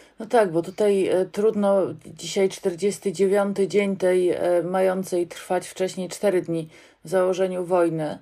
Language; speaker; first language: Polish; native; Polish